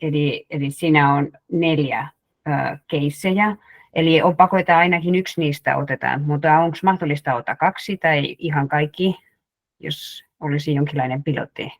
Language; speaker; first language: Finnish; non-native, fluent; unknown